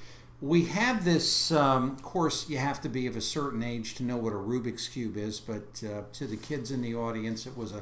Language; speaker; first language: English; native; English